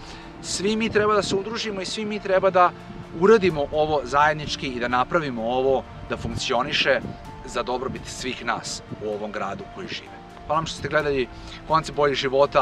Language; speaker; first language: Serbian; native; Serbian